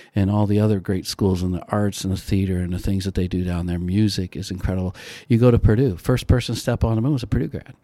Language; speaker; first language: English; native; English